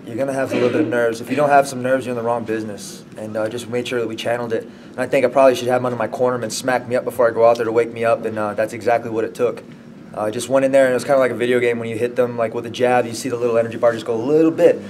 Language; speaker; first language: English; native; English